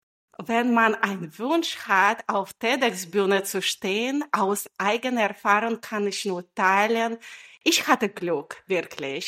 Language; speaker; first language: German; non-native, fluent; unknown